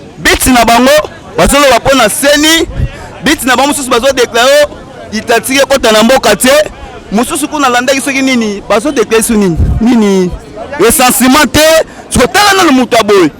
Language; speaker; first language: Lingala; non-native, local second language; Kituba (Democratic Republic of Congo)